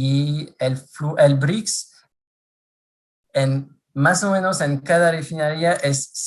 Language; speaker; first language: Spanish; non-native, fluent; French